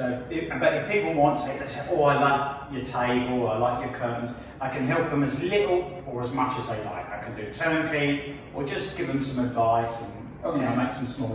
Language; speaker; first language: English; native; English